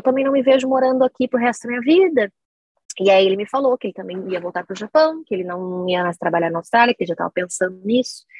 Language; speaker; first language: Portuguese; native; Portuguese